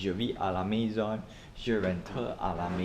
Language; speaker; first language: French; non-native, learner; English